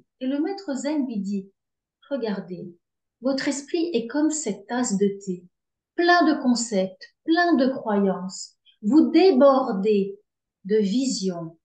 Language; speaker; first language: French; native; French